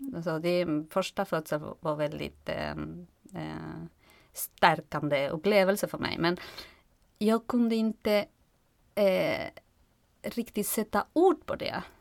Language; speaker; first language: Swedish; non-native, fluent; Spanish